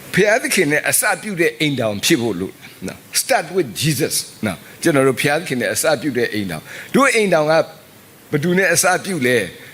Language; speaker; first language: Burmese; non-native, local second language; S'gaw Karen